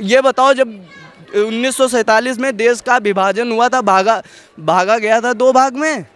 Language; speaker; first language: Hindi; native; Hindi